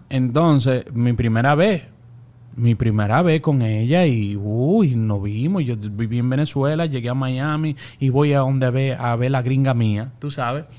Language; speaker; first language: Spanish; native; Spanish